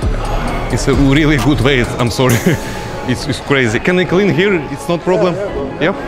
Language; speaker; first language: English; non-native, learner; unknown